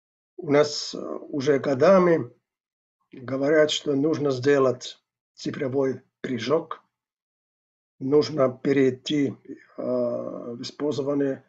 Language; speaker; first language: Russian; non-native, fluent; Finnish